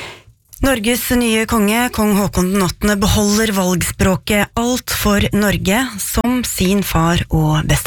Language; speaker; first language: Norwegian; native; Norwegian